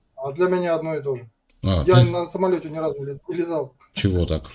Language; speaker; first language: Russian; native; Russian